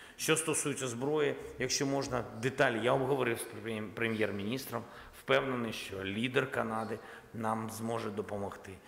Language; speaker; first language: Ukrainian; non-native, local second language; Russian